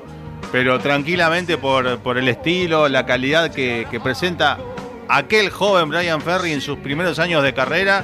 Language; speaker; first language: Spanish; native; Spanish